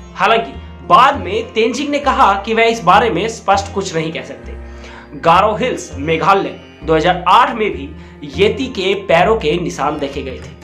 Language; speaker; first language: Hindi; native; Hindi